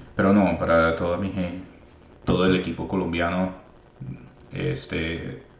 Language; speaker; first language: Spanish; early bilingual, heritage; Spanish